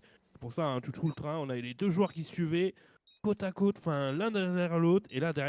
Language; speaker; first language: French; native; French